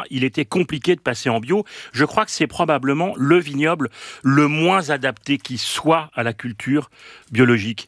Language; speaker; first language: French; native; French